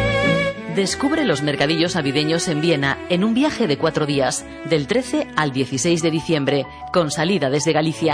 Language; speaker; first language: Spanish; native; Spanish